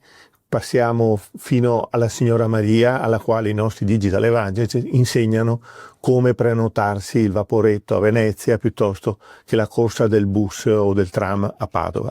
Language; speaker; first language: Italian; native; Italian